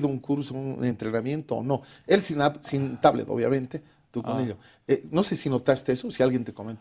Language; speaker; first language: Spanish; native; Spanish